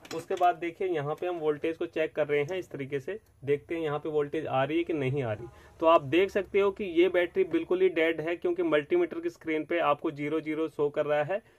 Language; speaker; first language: Hindi; native; Hindi